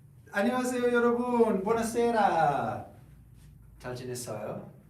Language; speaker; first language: Korean; non-native, learner; Italian